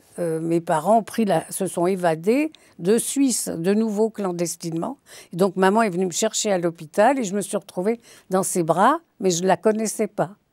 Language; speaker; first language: French; early bilingual, other home language; Yiddish